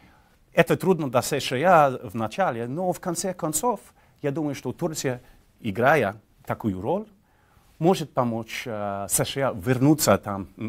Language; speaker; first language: Russian; non-native, fluent; English